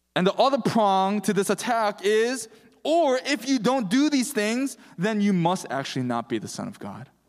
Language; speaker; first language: English; early bilingual, other home language; Korean